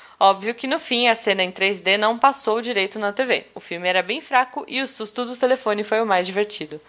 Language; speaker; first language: Portuguese; native; Portuguese